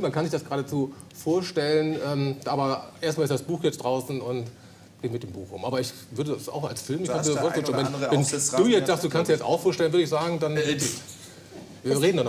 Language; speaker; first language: German; native; German